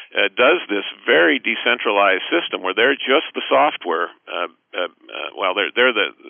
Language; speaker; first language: English; native; English